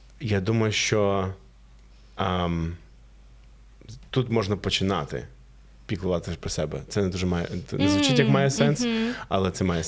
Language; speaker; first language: Ukrainian; non-native, fluent; English